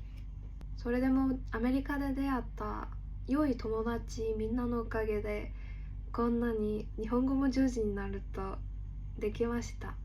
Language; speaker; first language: Japanese; non-native, learner; Korean